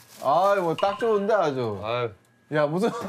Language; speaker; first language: Korean; native; Korean